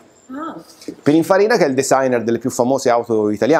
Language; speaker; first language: Italian; native; Italian